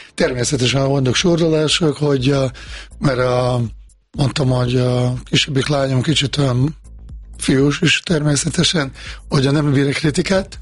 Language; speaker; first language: Hungarian; non-native, fluent; Bosnian